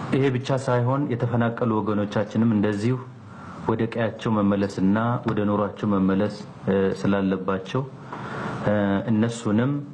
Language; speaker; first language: Amharic; non-native, local second language; Oromo